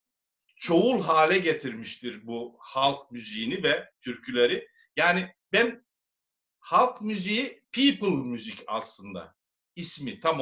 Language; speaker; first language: Turkish; native; Turkish